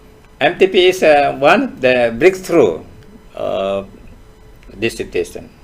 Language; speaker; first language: English; non-native, fluent; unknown